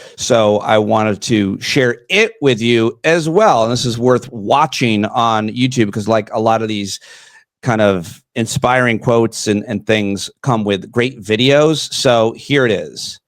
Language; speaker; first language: English; native; English